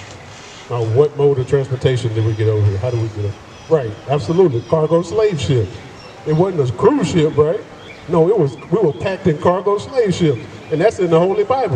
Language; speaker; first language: English; native; English